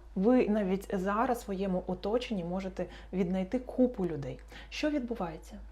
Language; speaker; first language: Ukrainian; non-native, local second language; Russian